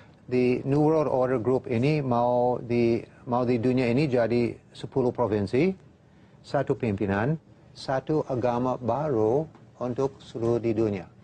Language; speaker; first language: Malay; non-native, fluent; English